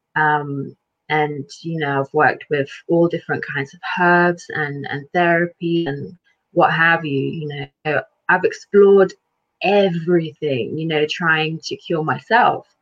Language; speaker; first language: English; early bilingual, other home language; Lithuanian